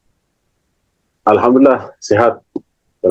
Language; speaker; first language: Indonesian; non-native, fluent; Arabic